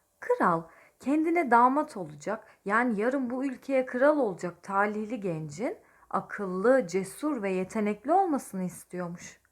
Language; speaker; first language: Turkish; native; Turkish